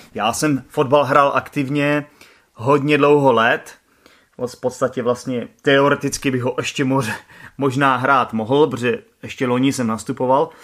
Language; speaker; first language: Czech; native; Czech